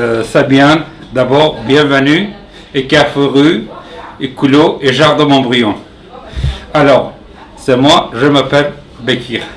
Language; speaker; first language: French; non-native, learner; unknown